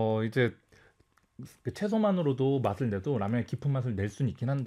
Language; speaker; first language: Korean; native; Korean